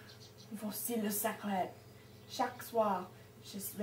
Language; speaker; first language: French; non-native, learner; English